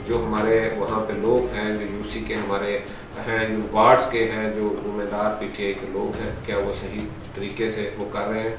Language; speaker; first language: Urdu; native; Urdu